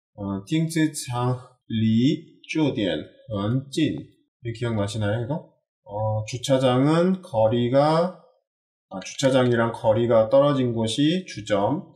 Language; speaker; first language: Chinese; non-native, learner; Korean